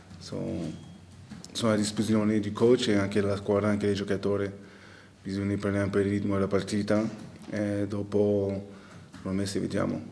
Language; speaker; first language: Italian; non-native, local second language; French